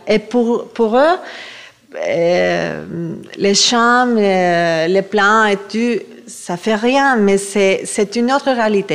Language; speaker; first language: French; non-native, fluent; Spanish